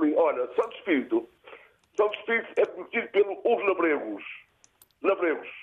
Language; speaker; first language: Portuguese; native; Portuguese